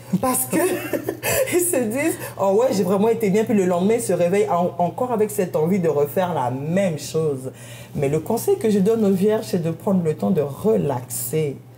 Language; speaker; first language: French; native; French